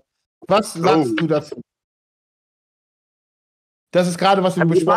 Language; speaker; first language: German; native; German